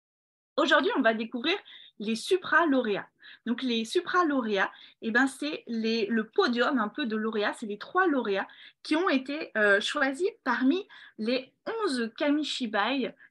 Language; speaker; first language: French; native; French